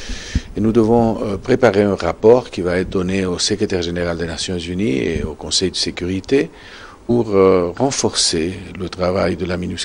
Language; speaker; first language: French; non-native, fluent; Spanish